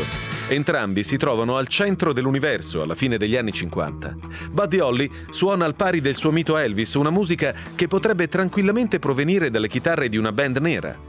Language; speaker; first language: Italian; native; Italian